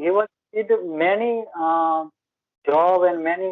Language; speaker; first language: English; non-native, learner; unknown